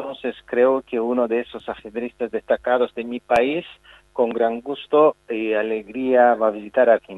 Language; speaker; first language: Spanish; non-native, fluent; Azerbaijani